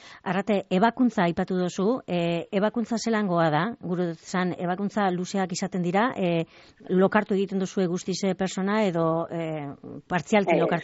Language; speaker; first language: Basque; native; Basque